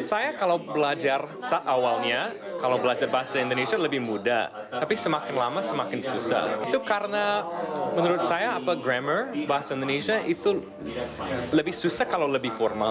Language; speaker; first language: Indonesian; non-native, fluent; English